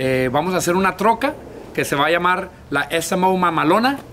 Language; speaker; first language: Spanish; early bilingual, heritage; Spanish